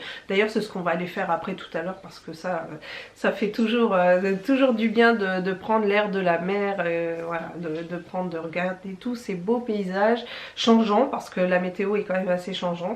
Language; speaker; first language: French; native; French